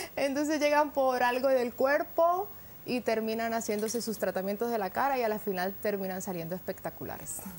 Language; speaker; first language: Spanish; native; Spanish